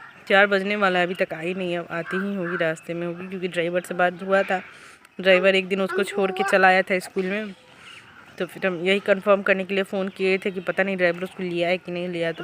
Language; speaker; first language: Hindi; native; Hindi